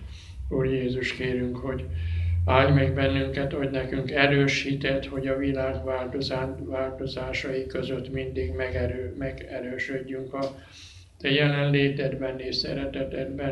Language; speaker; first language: Hungarian; native; Hungarian